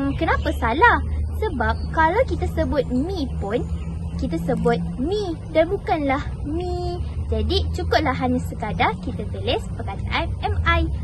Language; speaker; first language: Malay; native; Malay